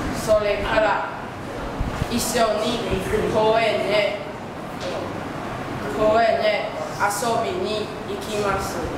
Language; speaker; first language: Japanese; non-native, learner; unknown